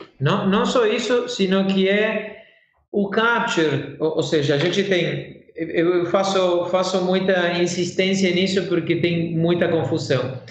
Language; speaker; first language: Portuguese; non-native, fluent; Spanish